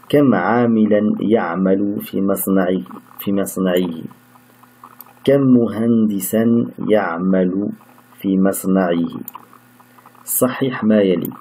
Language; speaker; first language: Arabic; non-native, fluent; French